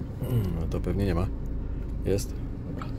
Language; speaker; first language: Polish; native; Polish